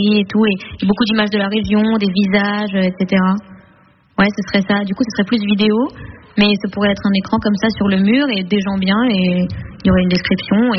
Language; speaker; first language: French; native; French